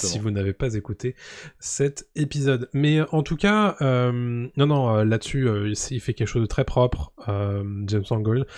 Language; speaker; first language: French; native; French